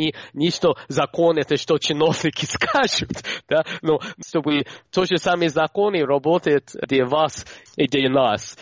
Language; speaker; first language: Russian; non-native, fluent; English